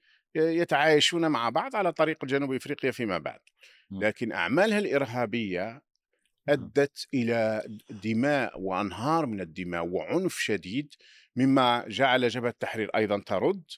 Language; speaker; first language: Arabic; native; Arabic